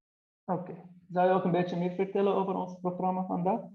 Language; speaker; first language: Dutch; non-native, fluent; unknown